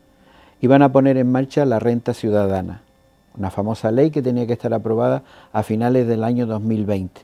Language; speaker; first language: Spanish; native; Spanish